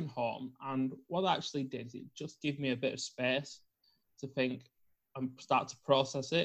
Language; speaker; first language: English; native; English